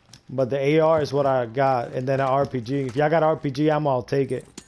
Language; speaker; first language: English; early bilingual, other home language; Spanish